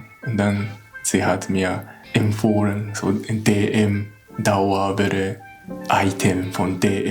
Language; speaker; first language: German; non-native, learner; Japanese